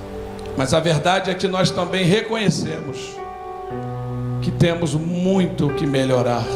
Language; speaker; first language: Portuguese; native; Portuguese